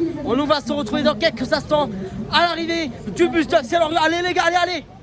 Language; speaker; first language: French; native; French